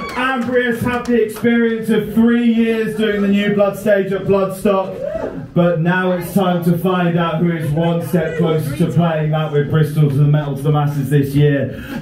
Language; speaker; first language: English; native; English